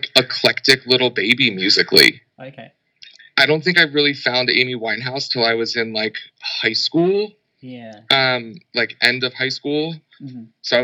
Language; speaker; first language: English; native; English